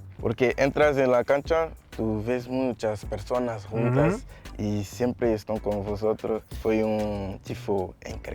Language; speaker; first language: Spanish; non-native, learner; Portuguese